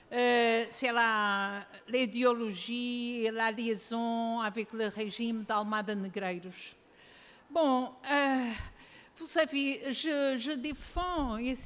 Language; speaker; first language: French; non-native, fluent; Portuguese